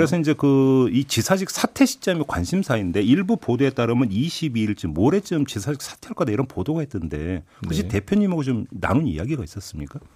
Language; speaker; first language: Korean; native; Korean